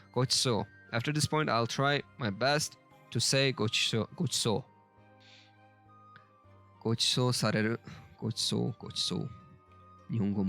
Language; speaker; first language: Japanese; non-native, learner; Turkish